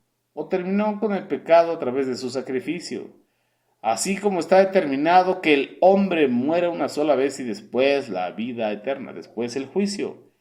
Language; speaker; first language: Spanish; native; Spanish